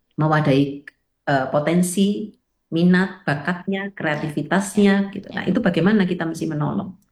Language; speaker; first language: Indonesian; native; Indonesian